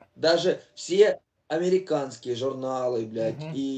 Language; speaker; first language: Russian; native; Russian